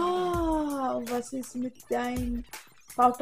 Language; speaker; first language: German; non-native, learner; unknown